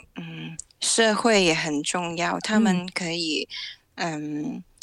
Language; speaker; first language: Chinese; non-native, local second language; Cantonese